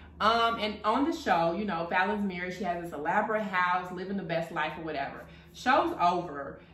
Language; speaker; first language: English; native; English